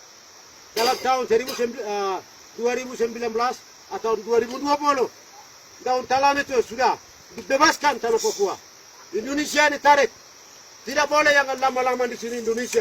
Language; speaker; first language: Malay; non-native, local second language; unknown